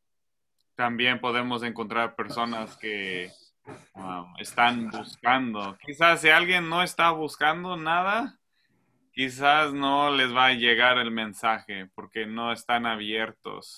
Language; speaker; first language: Spanish; non-native, fluent; English